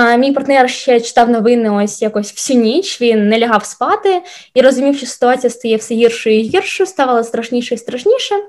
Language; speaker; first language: Ukrainian; non-native, local second language; Russian